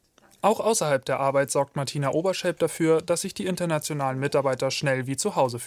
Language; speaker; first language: German; native; German